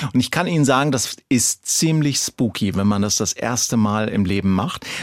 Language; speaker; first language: German; native; German